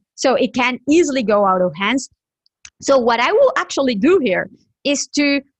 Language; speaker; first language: English; non-native, fluent; Spanish